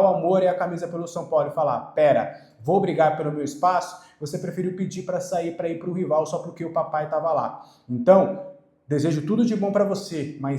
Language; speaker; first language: Portuguese; native; Portuguese